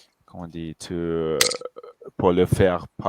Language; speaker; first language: French; non-native, fluent; English